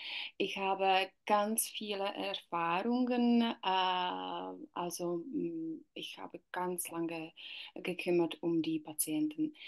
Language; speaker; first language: German; non-native, learner; Czech